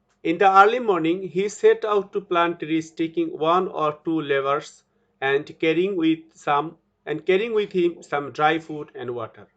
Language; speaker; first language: English; non-native, local second language; Bangla